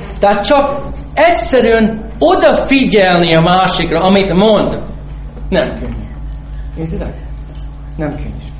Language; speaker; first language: Hungarian; non-native, fluent; English